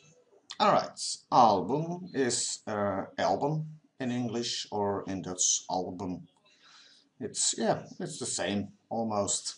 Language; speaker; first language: English; non-native, fluent; Dutch